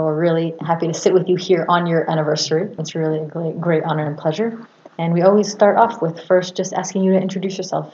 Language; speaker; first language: English; early bilingual, other home language; Hebrew